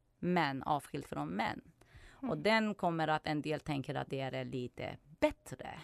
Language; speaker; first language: Swedish; non-native, fluent; Persian